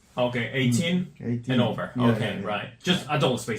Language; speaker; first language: English; non-native, fluent; Spanish